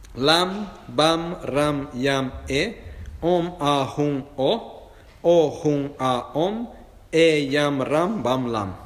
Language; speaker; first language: Spanish; non-native, fluent; Portuguese